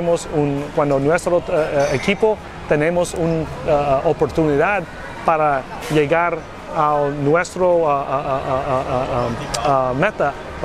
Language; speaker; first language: Spanish; non-native, learner; English